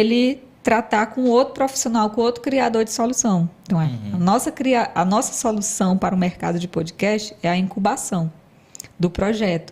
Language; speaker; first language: Portuguese; native; Portuguese